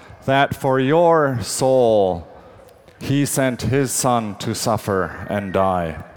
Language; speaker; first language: English; native; English